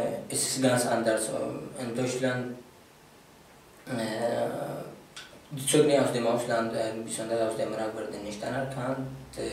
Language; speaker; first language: German; non-native, fluent; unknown